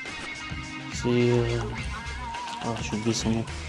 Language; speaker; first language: French; native; French